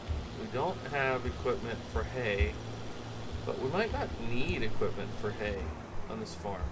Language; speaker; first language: English; native; English